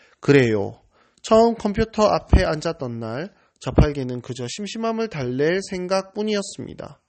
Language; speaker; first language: Korean; native; Korean